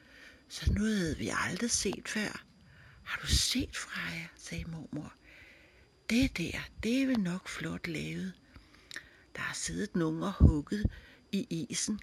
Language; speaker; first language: Danish; native; Danish